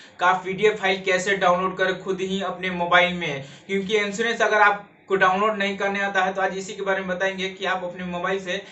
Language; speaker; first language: Hindi; native; Hindi